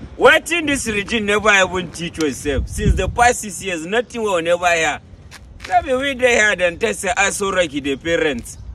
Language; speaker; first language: Nigerian Pidgin; non-native, local second language; Hausa